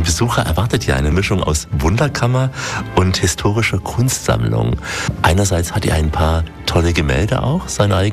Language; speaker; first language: German; native; German